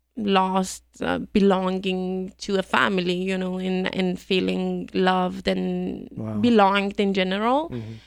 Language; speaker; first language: English; non-native, fluent; Persian